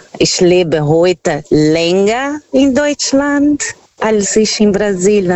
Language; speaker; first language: German; non-native, fluent; Portuguese